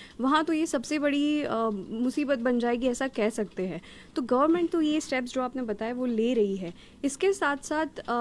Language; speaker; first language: Hindi; non-native, local second language; Gujarati